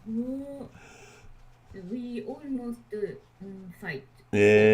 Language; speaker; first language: English; non-native, learner; Japanese